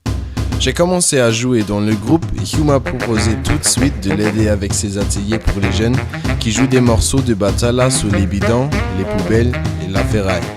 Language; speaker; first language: French; non-native, fluent; German